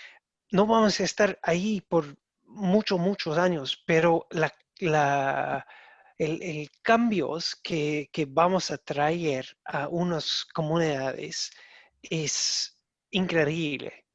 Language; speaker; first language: Spanish; non-native, learner; English